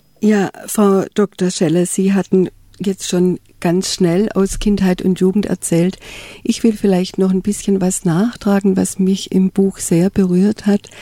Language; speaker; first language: German; native; German